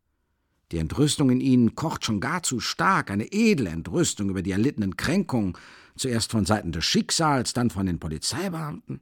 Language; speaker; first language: German; native; German